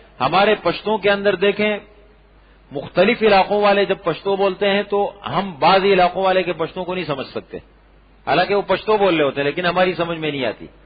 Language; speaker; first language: Urdu; non-native, local second language; Pashto